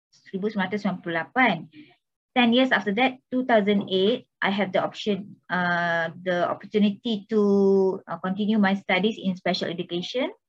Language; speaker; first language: English; non-native, local second language; Malay